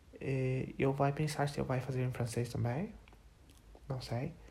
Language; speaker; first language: Portuguese; non-native, learner; English